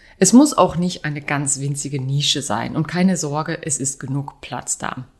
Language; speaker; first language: German; native; German